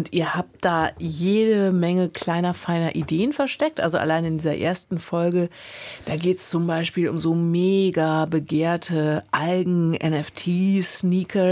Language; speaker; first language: German; native; German